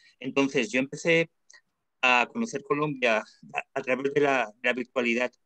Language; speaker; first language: Spanish; native; Spanish